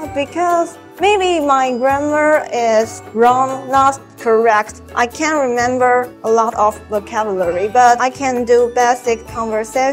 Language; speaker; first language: English; non-native, learner; Chinese